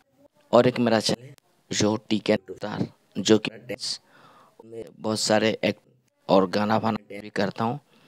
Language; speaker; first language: Hindi; non-native, local second language; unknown